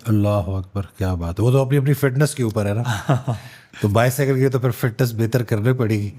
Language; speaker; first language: Urdu; native; Urdu